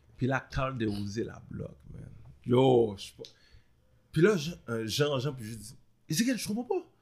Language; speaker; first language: French; early bilingual, other home language; Haitian Creole